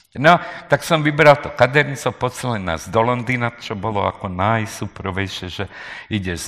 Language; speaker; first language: Slovak; non-native, local second language; Hungarian